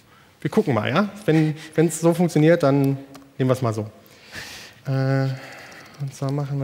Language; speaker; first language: German; native; German